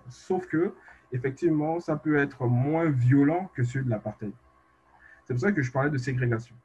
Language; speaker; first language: French; native; French